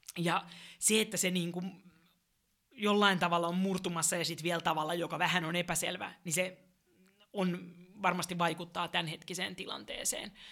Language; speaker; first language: Finnish; native; Finnish